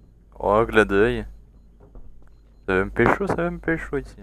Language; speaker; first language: French; native; French